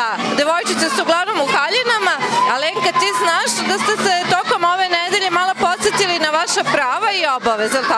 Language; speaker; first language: Serbian; native; Serbian